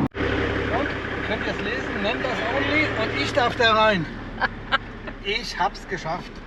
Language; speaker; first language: German; native; German